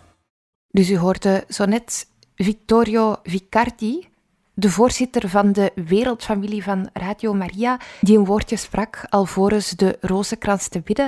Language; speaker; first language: Dutch; native; Dutch